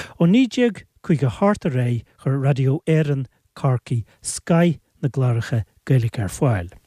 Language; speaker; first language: Irish; native; Irish